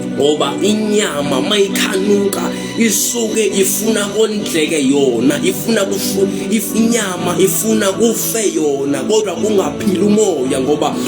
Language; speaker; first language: Zulu; non-native, local second language; Xhosa